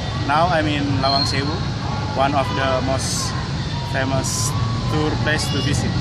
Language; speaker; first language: English; non-native, learner; Indonesian